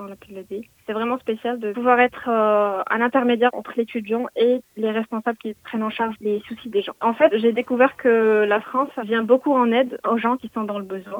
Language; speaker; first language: French; non-native, local second language; Arabic